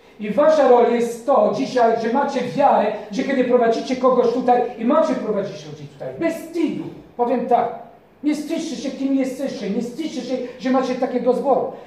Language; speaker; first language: Polish; non-native, fluent; French